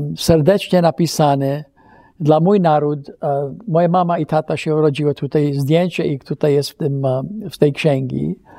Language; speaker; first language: Polish; early bilingual, heritage; Polish